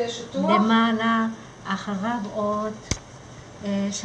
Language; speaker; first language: Hebrew; non-native, fluent; Russian